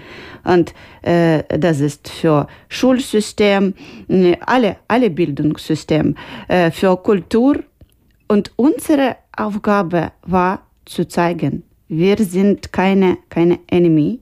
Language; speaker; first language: German; non-native, learner; Ukrainian